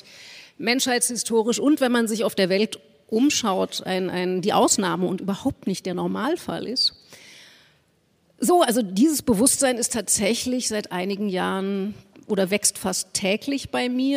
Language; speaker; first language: German; native; German